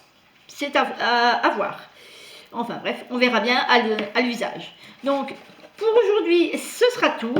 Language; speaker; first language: French; native; French